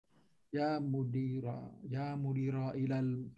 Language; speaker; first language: Arabic; non-native, learner; Malay